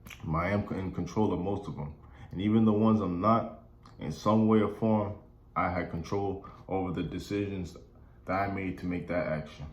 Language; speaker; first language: English; native; English